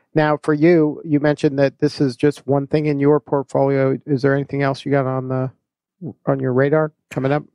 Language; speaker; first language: English; native; English